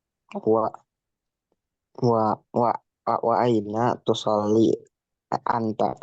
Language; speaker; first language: Arabic; non-native, learner; Indonesian